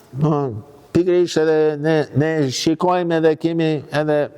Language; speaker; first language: Albanian; non-native, fluent; English